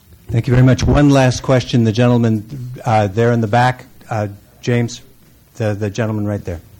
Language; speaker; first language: English; native; English